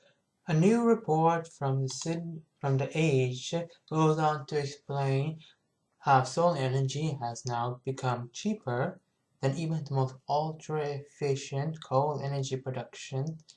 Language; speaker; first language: English; native; English